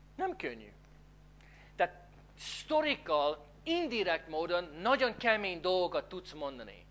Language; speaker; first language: Hungarian; non-native, fluent; English